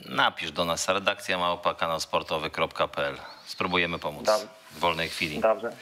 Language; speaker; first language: Polish; native; Polish